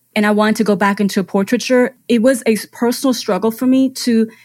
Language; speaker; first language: English; non-native, fluent; German